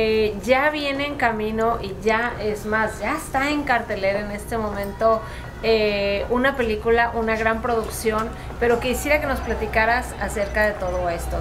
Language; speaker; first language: Spanish; native; Spanish